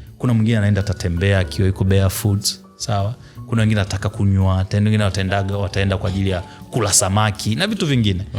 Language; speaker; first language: Swahili; native; Swahili